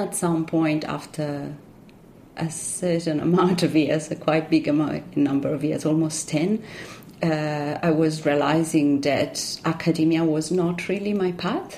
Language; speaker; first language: English; non-native, fluent; Italian